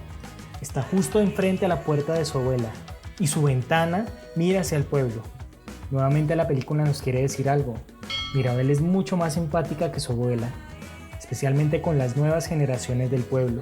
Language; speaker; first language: Spanish; native; Spanish